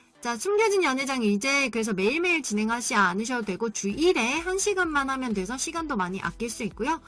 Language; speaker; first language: Korean; native; Korean